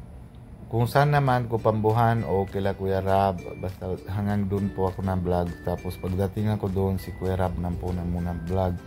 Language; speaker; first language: Filipino; non-native, learner; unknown